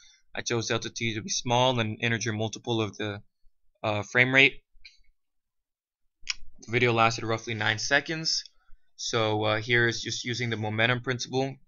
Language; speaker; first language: English; native; English